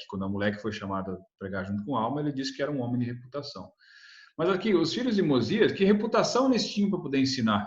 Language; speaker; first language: Portuguese; native; Portuguese